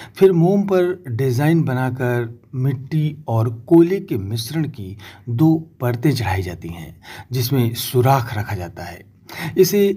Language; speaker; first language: Hindi; native; Hindi